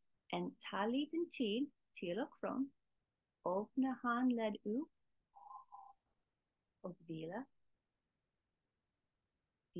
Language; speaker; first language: Swedish; non-native, learner; English